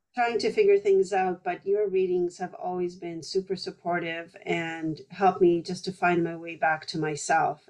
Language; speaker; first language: English; early bilingual, other home language; Polish